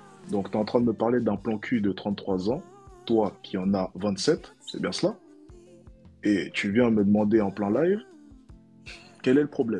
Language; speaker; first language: French; native; French